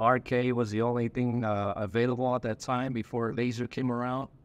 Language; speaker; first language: English; native; English